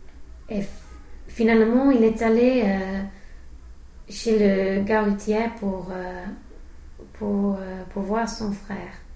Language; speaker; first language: French; non-native, learner; English